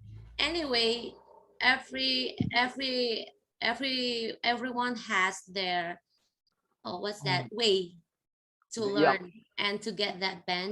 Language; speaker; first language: English; non-native, fluent; Indonesian